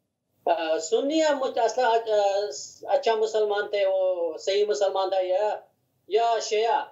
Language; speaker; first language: Hindi; non-native, learner; Hazaragi